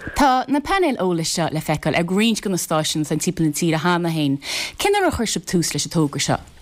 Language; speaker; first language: Irish; native; Irish